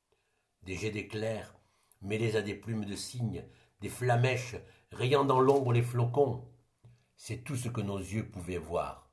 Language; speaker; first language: French; native; French